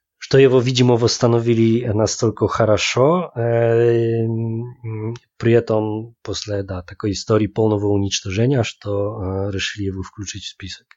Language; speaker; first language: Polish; non-native, learner; Russian